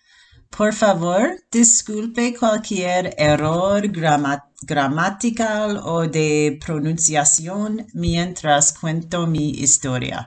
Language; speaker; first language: Spanish; non-native, fluent; English